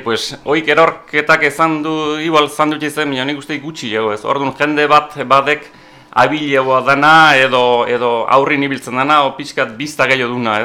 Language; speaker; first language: Basque; native; Basque